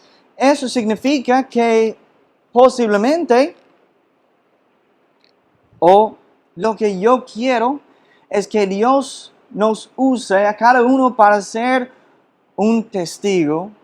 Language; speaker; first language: Spanish; non-native, fluent; English